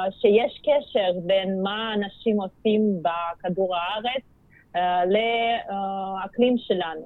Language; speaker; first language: Hebrew; non-native, fluent; Russian